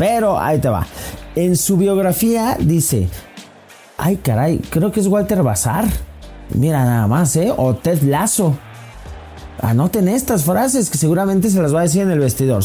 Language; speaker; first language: Spanish; native; Spanish